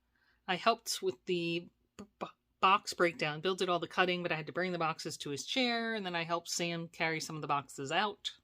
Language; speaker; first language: English; native; English